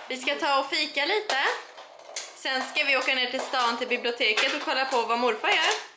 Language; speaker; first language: Swedish; native; Swedish